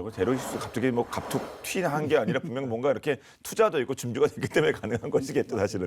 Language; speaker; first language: Korean; native; Korean